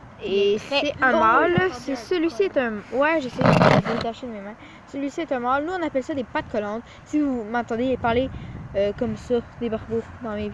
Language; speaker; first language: French; native; French